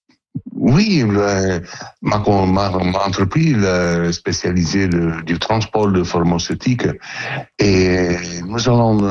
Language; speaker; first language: French; non-native, learner; Italian